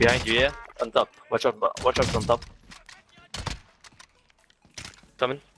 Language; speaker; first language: English; non-native, fluent; Hebrew